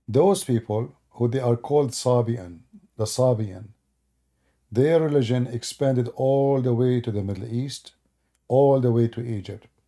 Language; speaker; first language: English; non-native, fluent; Arabic